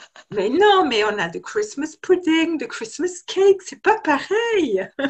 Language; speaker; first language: French; non-native, fluent; English